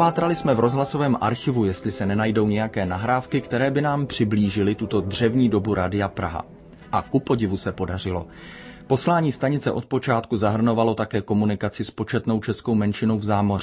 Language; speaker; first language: Czech; native; Czech